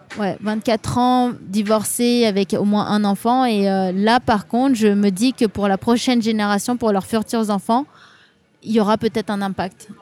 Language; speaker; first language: French; native; French